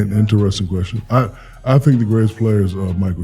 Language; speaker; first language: English; native; English